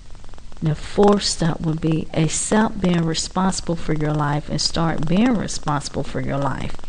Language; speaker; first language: English; native; English